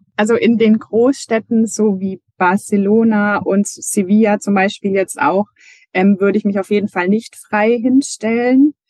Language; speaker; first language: German; native; German